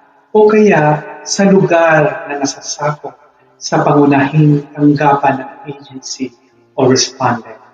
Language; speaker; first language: Filipino; native; Filipino